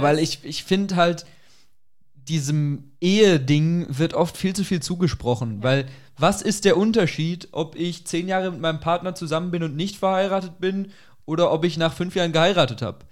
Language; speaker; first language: German; native; German